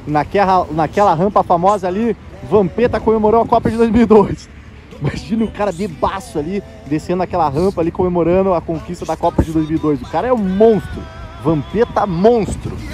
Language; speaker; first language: Portuguese; native; Portuguese